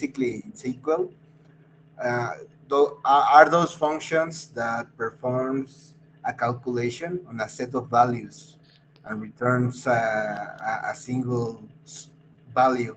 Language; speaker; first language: English; non-native, fluent; Spanish